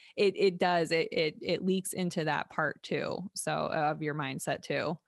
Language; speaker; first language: English; native; English